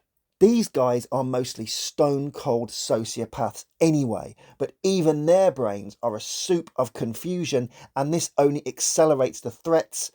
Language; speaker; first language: English; native; English